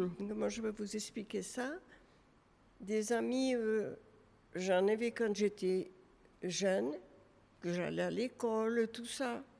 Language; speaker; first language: French; native; French